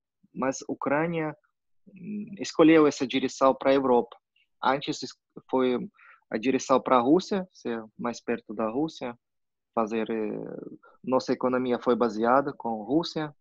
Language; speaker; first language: Portuguese; non-native, fluent; Russian